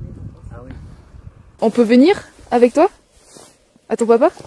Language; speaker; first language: French; native; French